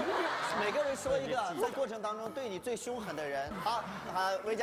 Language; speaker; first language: Chinese; native; Chinese